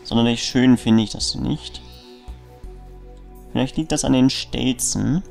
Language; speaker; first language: German; native; German